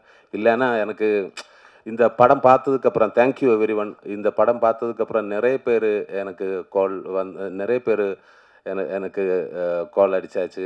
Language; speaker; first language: Tamil; non-native, learner; Malayalam